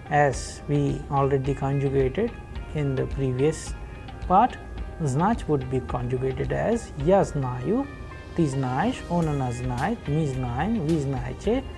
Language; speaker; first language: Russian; non-native, fluent; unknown